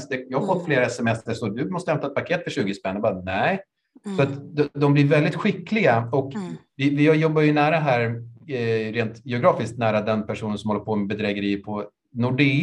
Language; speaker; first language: Swedish; native; Swedish